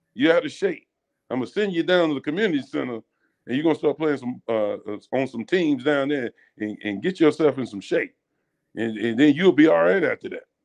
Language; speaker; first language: English; native; English